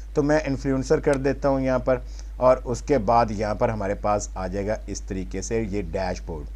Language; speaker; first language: Urdu; non-native, local second language; Punjabi